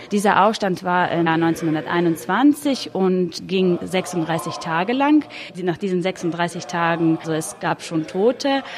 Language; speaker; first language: German; non-native, fluent; Croatian